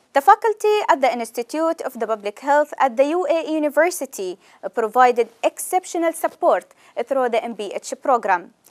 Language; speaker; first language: English; non-native, fluent; Arabic